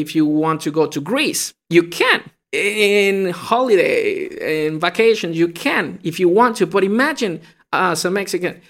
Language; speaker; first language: English; non-native, fluent; Spanish